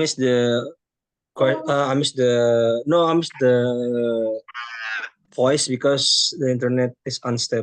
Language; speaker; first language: English; non-native, learner; Indonesian